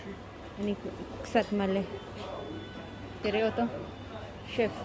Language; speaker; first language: Hebrew; non-native, local second language; Arabic